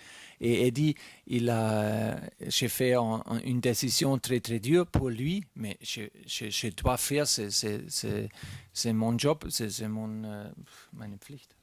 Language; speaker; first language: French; non-native, learner; German